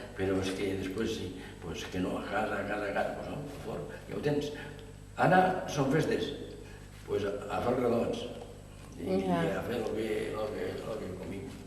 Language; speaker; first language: Catalan; native; Catalan